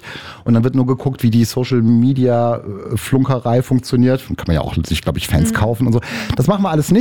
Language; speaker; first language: German; native; German